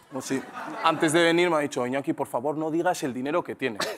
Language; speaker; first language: Spanish; native; Spanish